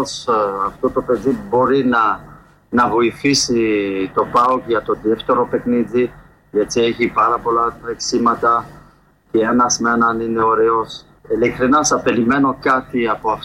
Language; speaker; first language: Greek; non-native, fluent; French